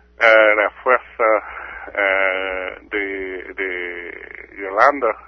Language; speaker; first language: Spanish; non-native, fluent; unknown